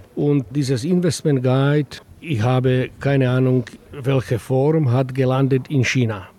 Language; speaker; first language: German; non-native, learner; Slovak